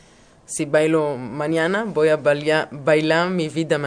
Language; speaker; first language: Spanish; non-native, learner; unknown